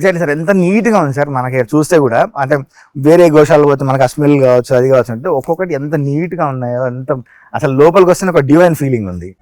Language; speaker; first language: Telugu; native; Telugu